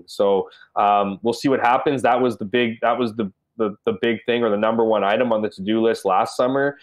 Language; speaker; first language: English; native; English